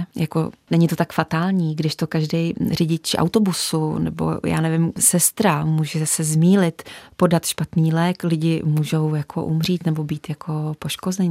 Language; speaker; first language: Czech; native; Czech